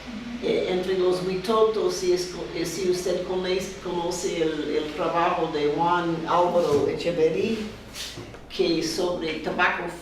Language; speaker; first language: Spanish; non-native, fluent; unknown